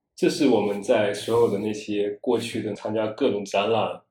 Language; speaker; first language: Chinese; non-native, local second language; Wu Chinese